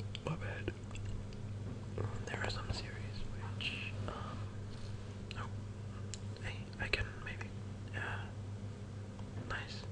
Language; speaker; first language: English; non-native, fluent; Danish